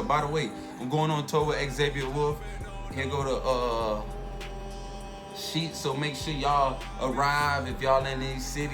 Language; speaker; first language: English; native; English